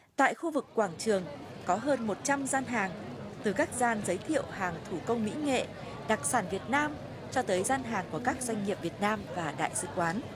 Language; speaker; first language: Vietnamese; native; Vietnamese